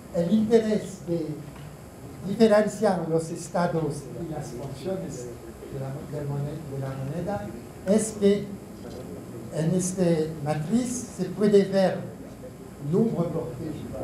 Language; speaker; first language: Spanish; non-native, learner; French